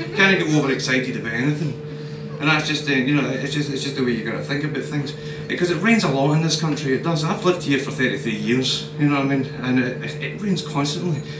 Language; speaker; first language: English; native; English